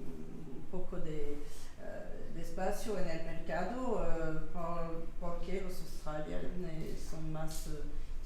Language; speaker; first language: Spanish; non-native, learner; French